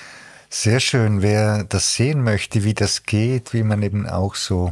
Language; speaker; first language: German; native; German